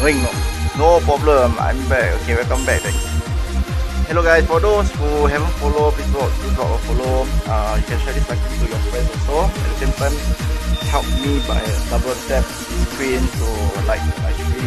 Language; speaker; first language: English; non-native, local second language; Malay